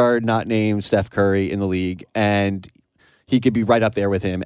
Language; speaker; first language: English; native; English